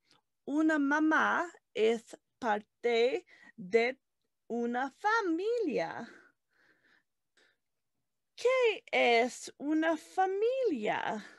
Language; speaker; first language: Spanish; non-native, learner; English